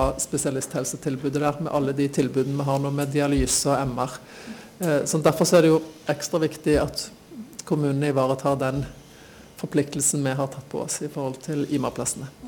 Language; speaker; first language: Norwegian; native; Norwegian